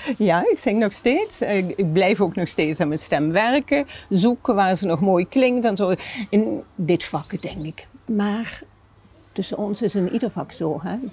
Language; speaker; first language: Dutch; native; Dutch